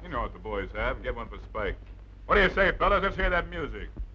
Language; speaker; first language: English; native; English